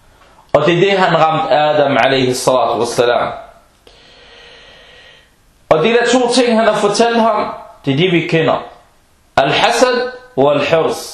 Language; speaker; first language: Danish; non-native, fluent; Arabic